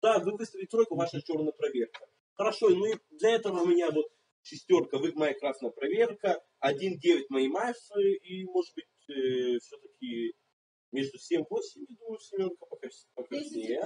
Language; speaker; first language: Russian; native; Russian